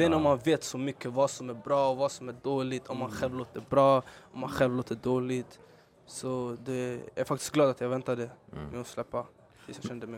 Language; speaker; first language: Swedish; early bilingual, other home language; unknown